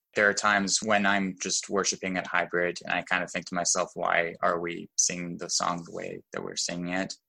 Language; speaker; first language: English; native; English